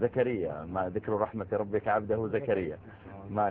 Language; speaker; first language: Arabic; native; Arabic